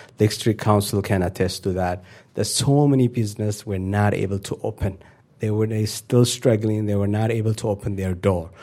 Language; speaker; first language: English; non-native, fluent; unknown